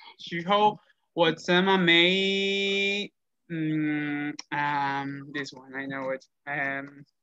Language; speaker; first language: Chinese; non-native, learner; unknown